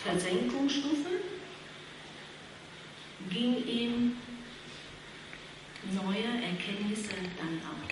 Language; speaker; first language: German; non-native, fluent; Vietnamese